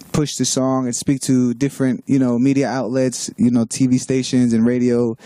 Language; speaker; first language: English; native; English